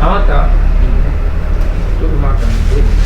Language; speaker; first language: Portuguese; non-native, learner; Haitian Creole